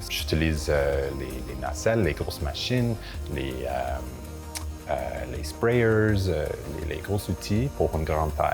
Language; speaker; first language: French; non-native, local second language; English